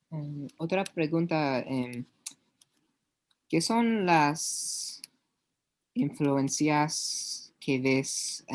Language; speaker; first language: Spanish; non-native, learner; English